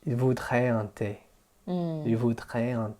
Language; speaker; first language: French; non-native, fluent; English